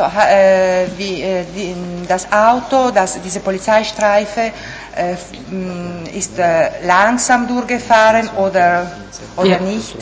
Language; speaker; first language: German; non-native, fluent; Italian